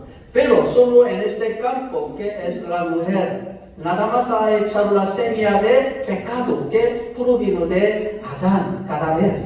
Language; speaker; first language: Spanish; non-native, fluent; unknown